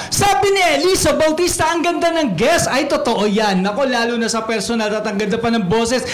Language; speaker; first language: Filipino; native; Filipino